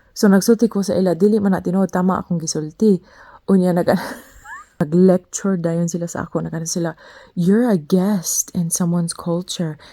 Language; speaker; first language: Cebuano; early bilingual, other home language; English